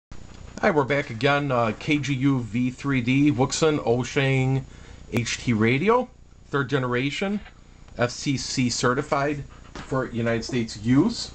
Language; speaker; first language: English; native; English